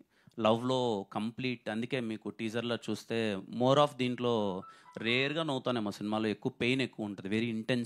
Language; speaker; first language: Telugu; native; Telugu